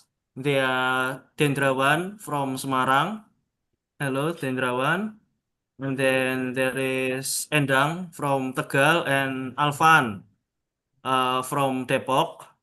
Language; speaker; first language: English; non-native, local second language; Javanese